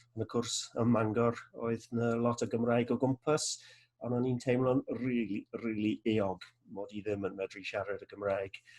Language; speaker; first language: Welsh; non-native, local second language; English